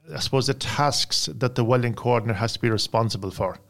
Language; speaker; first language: English; native; English